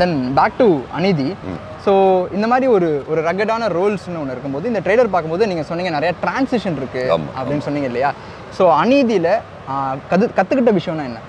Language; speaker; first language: Tamil; native; Tamil